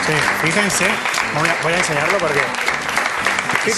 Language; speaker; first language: Spanish; native; Spanish